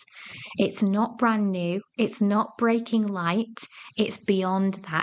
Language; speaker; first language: English; native; English